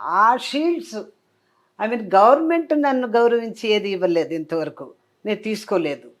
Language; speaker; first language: Telugu; native; Telugu